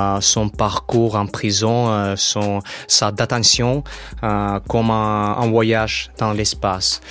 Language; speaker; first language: French; non-native, fluent; Russian